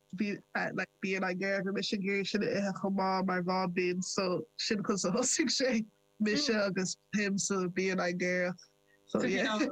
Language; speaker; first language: Irish; non-native, local second language; English